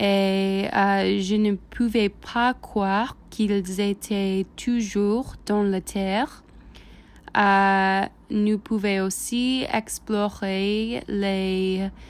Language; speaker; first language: French; non-native, learner; English